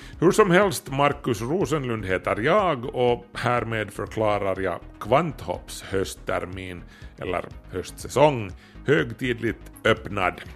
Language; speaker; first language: Swedish; native; Swedish